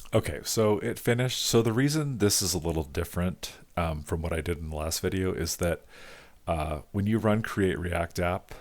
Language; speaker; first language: English; native; English